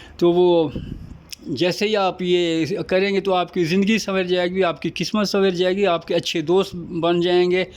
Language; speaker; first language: Urdu; non-native, local second language; Saraiki